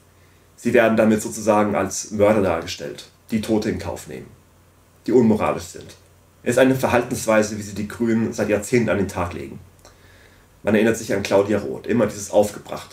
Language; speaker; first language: German; native; German